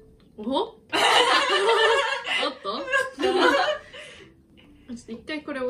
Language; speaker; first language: Japanese; native; Japanese